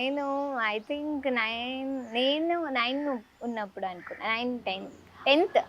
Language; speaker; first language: Telugu; non-native, learner; Kannada